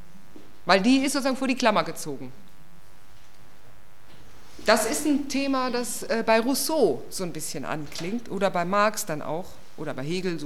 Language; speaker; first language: German; native; German